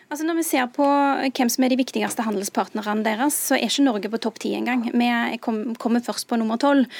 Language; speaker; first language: Norwegian; early bilingual, other home language; Urdu